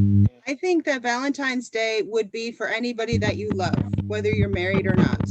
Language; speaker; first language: English; native; English